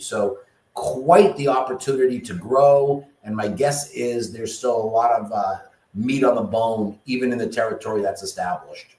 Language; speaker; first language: English; native; English